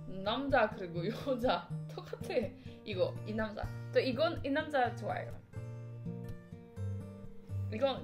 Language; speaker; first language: Korean; non-native, learner; Indonesian